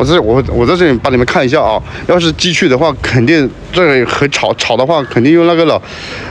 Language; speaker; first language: Chinese; native; Chinese